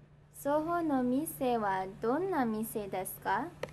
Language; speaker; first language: Japanese; non-native, learner; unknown